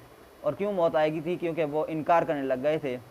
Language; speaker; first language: Urdu; native; Urdu